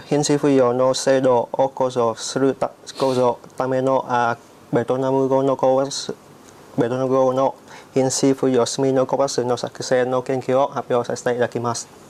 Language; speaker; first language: Japanese; non-native, learner; Vietnamese